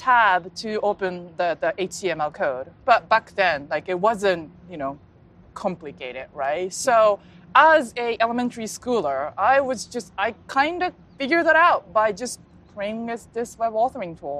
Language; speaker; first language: English; non-native, fluent; Japanese